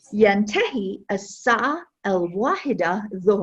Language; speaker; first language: Arabic; non-native, fluent; English